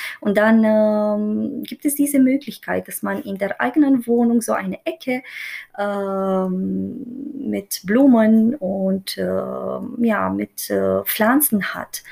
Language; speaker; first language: German; non-native, fluent; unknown